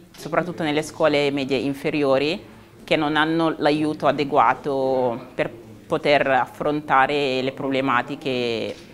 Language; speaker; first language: Italian; early bilingual, other home language; Wolof